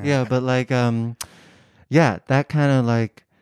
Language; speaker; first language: English; native; English